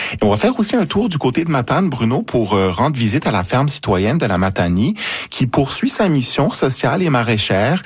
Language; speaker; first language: French; native; French